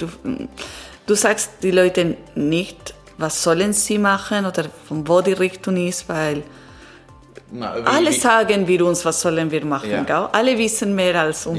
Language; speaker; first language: German; non-native, learner; Italian